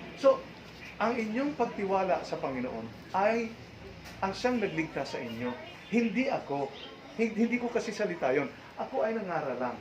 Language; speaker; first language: Filipino; non-native, local second language; Cebuano